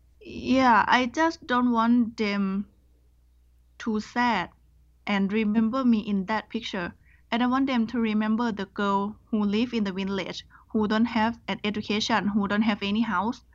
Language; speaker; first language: English; non-native, learner; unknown